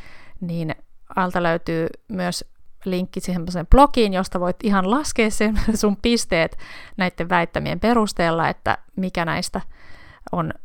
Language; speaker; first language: Finnish; native; Finnish